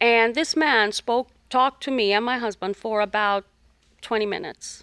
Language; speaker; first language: English; non-native, fluent; Arabic